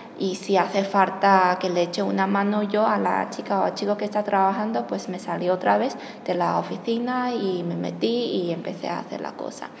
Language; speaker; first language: Spanish; non-native, fluent; Chinese